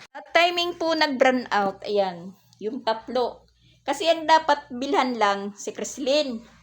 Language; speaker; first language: Filipino; native; Filipino